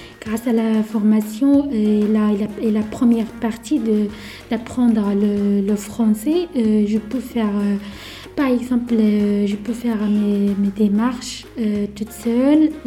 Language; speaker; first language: French; non-native, learner; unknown